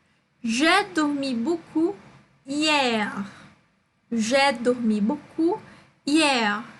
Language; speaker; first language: French; non-native, fluent; Portuguese